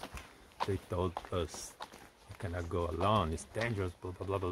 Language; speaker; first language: English; non-native, fluent; Portuguese